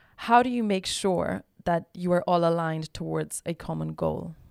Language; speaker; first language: English; non-native, fluent; Spanish